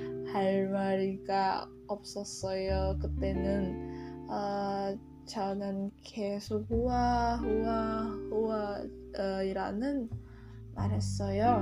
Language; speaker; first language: Korean; non-native, learner; Indonesian